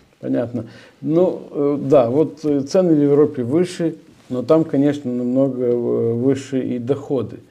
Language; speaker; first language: Russian; native; Russian